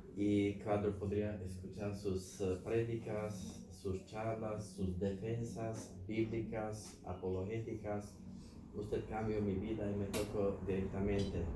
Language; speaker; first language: Spanish; non-native, fluent; Slovak